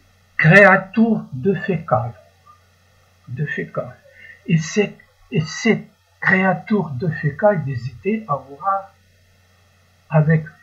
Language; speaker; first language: French; non-native, learner; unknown